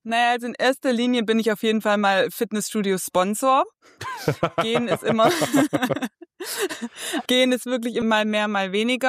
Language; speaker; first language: German; native; German